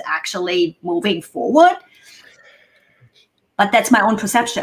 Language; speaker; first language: English; non-native, fluent; German